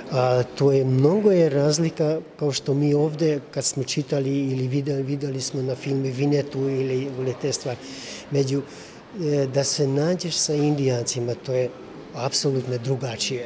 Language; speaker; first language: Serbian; non-native, local second language; Hungarian